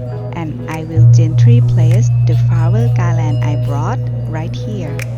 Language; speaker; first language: English; non-native, learner; Thai